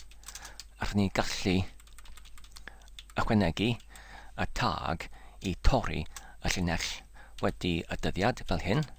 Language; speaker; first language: Welsh; non-native, learner; English